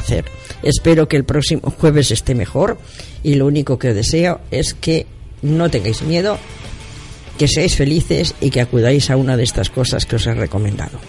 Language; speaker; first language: Spanish; native; Spanish